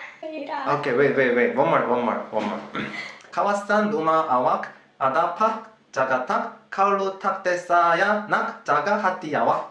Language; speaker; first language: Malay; non-native, learner; Korean